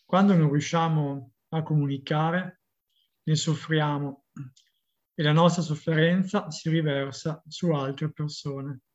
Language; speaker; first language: Italian; native; Italian